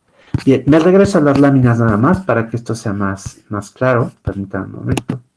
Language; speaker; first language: Spanish; native; Spanish